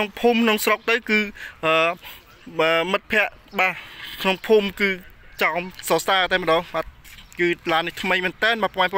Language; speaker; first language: Khmer; native; Khmer